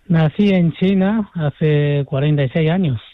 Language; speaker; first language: Spanish; non-native, fluent; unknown